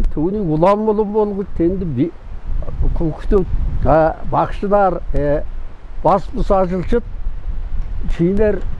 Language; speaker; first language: Mongolian; non-native, local second language; Kazakh